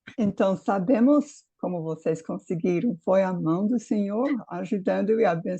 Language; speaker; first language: Portuguese; non-native, fluent; English